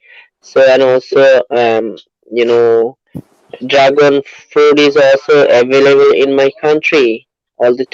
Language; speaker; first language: English; non-native, learner; Bangla